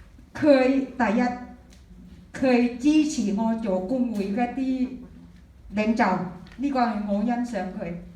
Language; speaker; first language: Cantonese; non-native, fluent; Thai